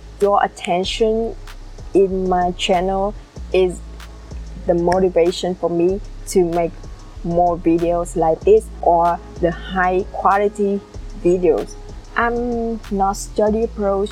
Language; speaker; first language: English; non-native, learner; Vietnamese